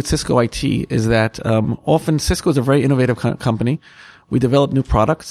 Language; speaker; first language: English; native; English